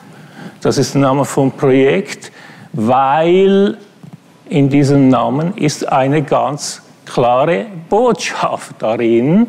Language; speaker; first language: German; non-native, fluent; Italian